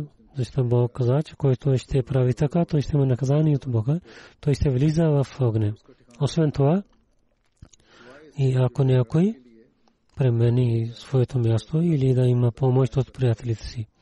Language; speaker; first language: Bulgarian; non-native, learner; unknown